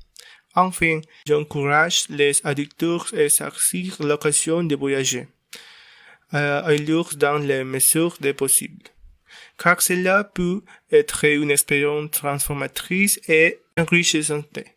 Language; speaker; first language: French; non-native, learner; Spanish